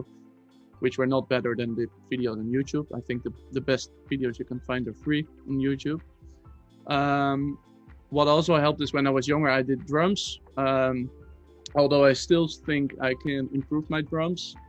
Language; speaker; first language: English; non-native, fluent; Dutch